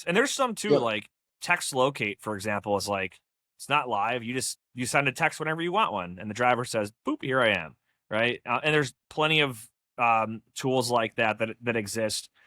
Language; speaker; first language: English; native; English